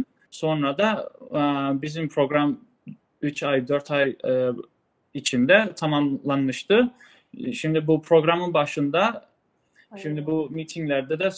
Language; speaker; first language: Turkish; early bilingual, other home language; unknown